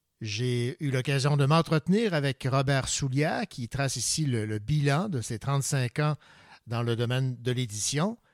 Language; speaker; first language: French; native; French